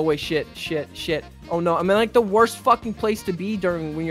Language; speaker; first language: English; native; English